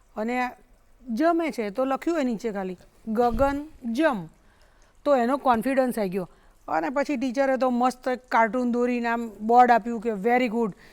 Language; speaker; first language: Gujarati; native; Gujarati